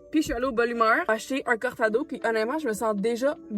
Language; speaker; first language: French; native; French